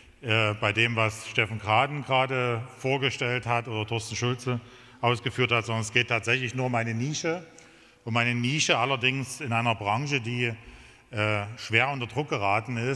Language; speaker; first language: German; native; German